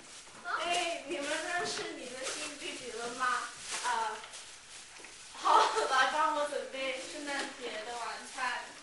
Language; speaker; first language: Chinese; non-native, learner; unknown